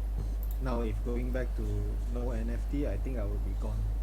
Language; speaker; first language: English; non-native, learner; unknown